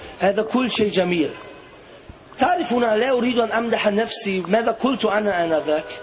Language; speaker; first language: Arabic; non-native, fluent; German